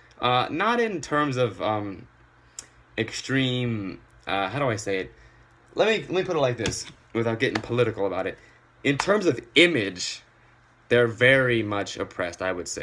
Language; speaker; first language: English; native; English